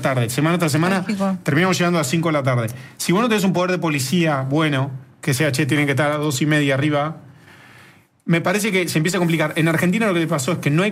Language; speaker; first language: Spanish; native; Spanish